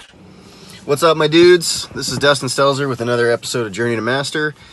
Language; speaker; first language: English; native; English